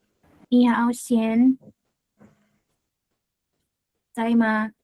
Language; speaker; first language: Chinese; non-native, learner; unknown